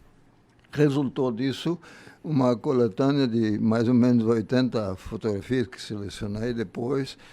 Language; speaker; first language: Portuguese; early bilingual, other home language; German